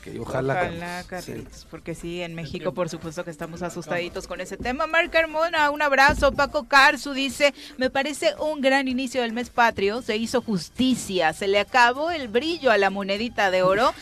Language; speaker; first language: Spanish; native; Spanish